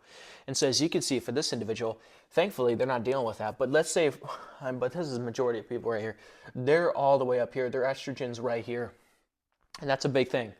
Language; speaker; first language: English; native; English